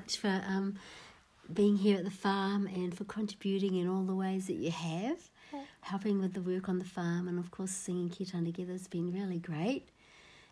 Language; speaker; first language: English; native; English